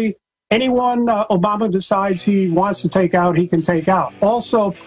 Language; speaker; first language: English; native; English